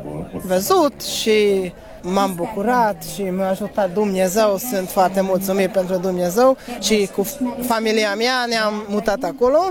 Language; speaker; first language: Romanian; non-native, learner; Hungarian